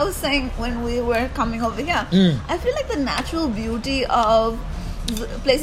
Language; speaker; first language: English; non-native, local second language; Malayalam